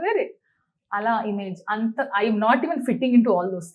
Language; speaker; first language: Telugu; non-native, learner; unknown